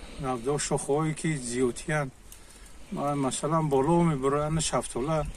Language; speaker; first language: Tajik; native; Tajik